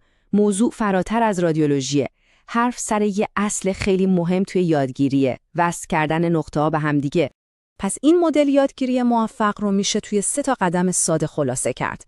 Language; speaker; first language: Persian; native; Persian